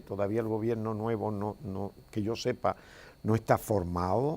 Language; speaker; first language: Spanish; native; Spanish